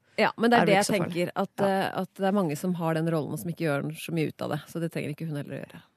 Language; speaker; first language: Norwegian; native; Norwegian